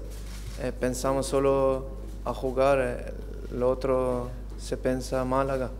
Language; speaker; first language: Spanish; non-native, learner; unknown